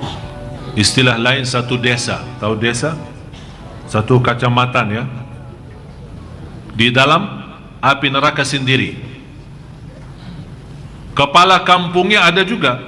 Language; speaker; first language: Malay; non-native, fluent; Arabic